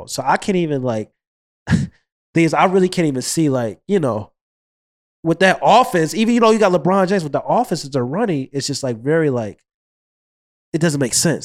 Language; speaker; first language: English; native; English